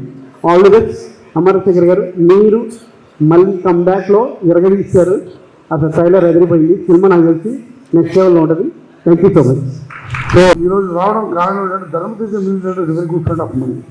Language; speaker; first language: Telugu; native; Telugu